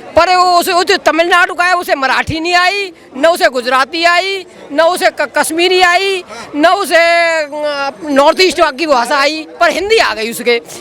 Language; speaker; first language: Hindi; native; Hindi